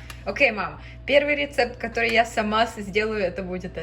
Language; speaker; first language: Russian; early bilingual, other home language; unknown